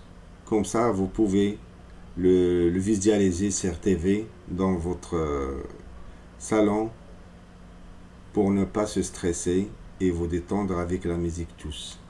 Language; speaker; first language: French; non-native, fluent; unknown